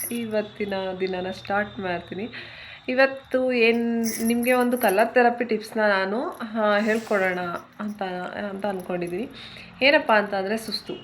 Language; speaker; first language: Kannada; native; Kannada